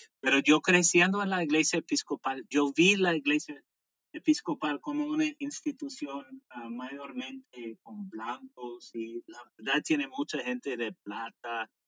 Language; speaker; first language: Spanish; non-native, fluent; English